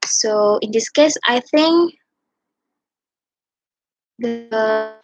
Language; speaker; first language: English; non-native, learner; Indonesian